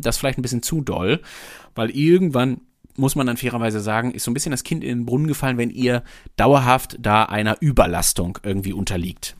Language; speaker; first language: German; native; German